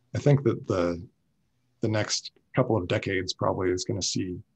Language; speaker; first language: English; native; English